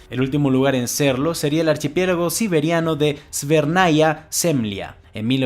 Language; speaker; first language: Spanish; native; Spanish